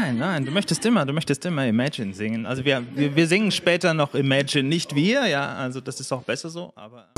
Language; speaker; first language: German; native; German